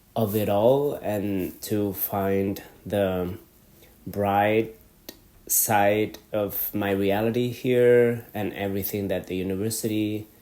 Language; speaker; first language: English; non-native, fluent; Catalan